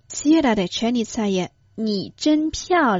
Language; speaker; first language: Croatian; non-native, fluent; Chinese